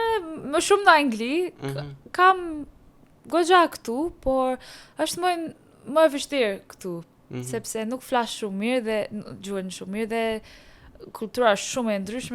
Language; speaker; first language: Albanian; non-native, learner; English